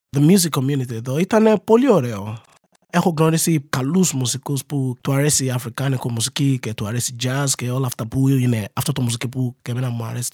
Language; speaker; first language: Greek; non-native, learner; Yoruba